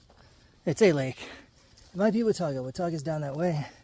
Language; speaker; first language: English; native; English